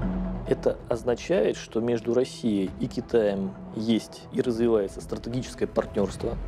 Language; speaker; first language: Russian; native; Russian